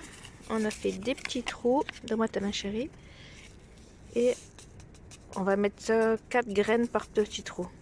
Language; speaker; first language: French; native; French